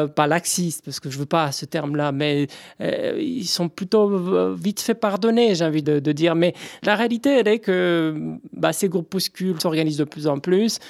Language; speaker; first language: French; non-native, fluent; Romanian